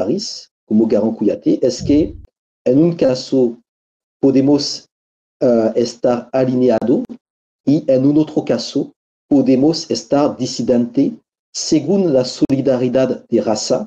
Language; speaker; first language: Spanish; non-native, fluent; French